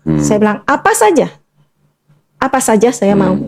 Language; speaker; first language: Indonesian; native; Indonesian